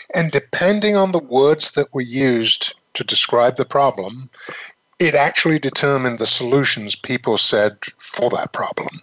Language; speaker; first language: English; native; English